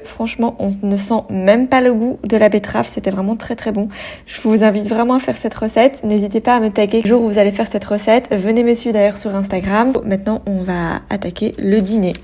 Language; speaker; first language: French; native; French